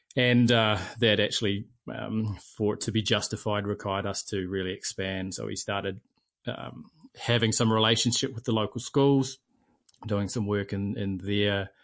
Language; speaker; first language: English; native; English